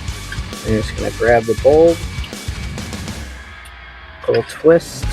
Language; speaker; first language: English; native; English